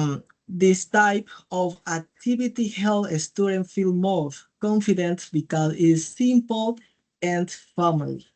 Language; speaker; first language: English; non-native, learner; Spanish